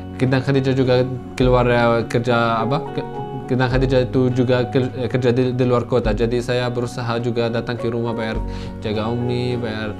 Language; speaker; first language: Indonesian; non-native, fluent; Arabic